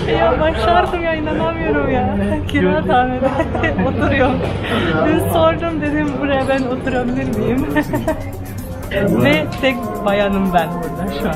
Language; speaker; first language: Turkish; non-native, fluent; Slovenian